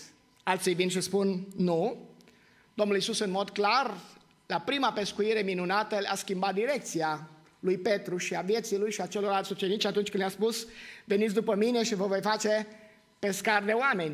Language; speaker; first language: Romanian; native; Romanian